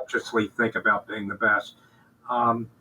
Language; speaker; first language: English; native; English